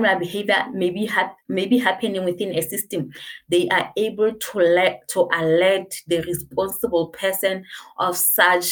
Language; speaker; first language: English; non-native, local second language; Southern Sotho